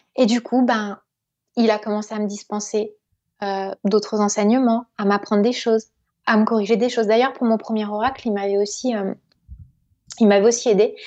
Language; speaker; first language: French; native; French